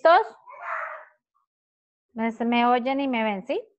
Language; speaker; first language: Spanish; native; Spanish